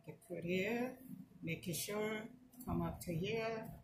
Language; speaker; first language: English; non-native, learner; Korean